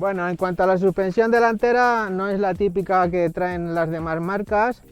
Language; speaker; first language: Spanish; native; Spanish